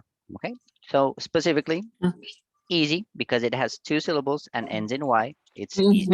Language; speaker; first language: English; non-native, fluent; Spanish